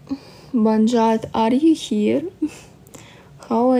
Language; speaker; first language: English; non-native, learner; Russian